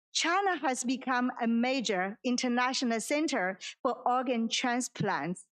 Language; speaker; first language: English; non-native, fluent; Chinese